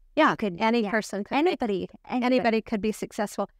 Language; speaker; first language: English; native; English